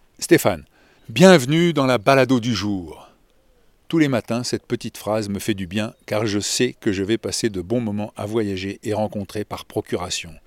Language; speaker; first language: French; native; French